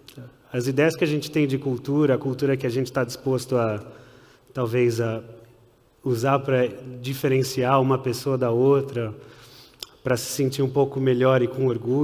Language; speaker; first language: Portuguese; early bilingual, heritage; Portuguese